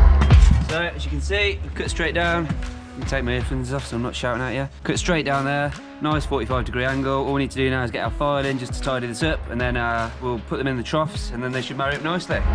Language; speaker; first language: English; native; English